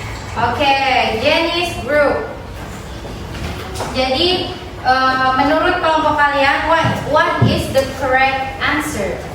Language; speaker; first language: English; non-native, learner; Indonesian